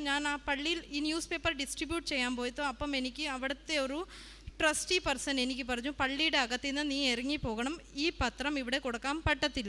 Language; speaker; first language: Malayalam; early bilingual, heritage; Malayalam